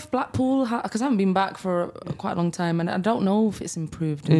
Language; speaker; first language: English; native; English